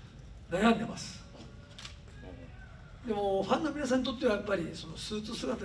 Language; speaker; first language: Japanese; native; Japanese